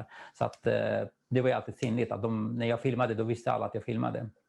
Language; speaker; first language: Swedish; non-native, fluent; Kurdish